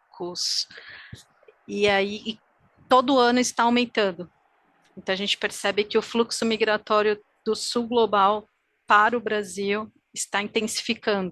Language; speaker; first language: Portuguese; native; Portuguese